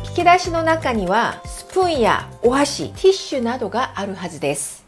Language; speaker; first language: Japanese; non-native, fluent; Korean